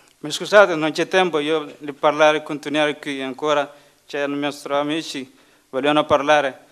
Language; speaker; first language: Italian; non-native, learner; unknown